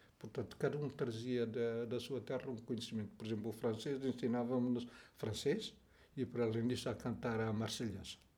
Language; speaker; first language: Portuguese; non-native, local second language; Tetum